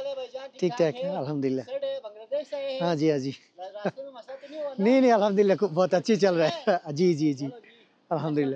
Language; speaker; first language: Hindi; non-native, fluent; Bangla